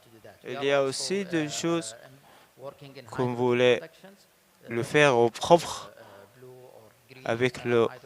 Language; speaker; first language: French; non-native, learner; Arabic